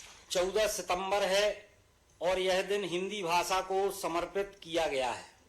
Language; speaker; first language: Hindi; native; Hindi